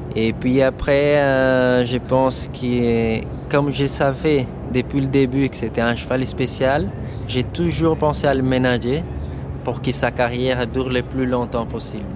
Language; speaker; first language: French; non-native, fluent; Portuguese